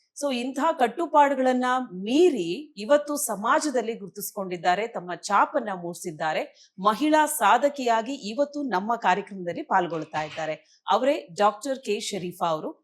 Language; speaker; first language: Kannada; native; Kannada